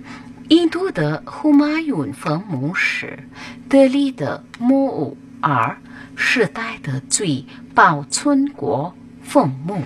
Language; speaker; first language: Chinese; non-native, learner; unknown